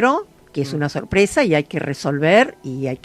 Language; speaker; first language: Spanish; native; Spanish